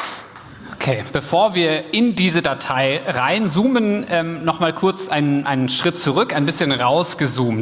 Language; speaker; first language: German; native; German